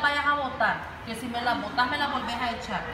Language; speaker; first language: Spanish; native; Spanish